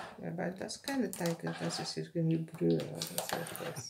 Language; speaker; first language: German; non-native, learner; Bulgarian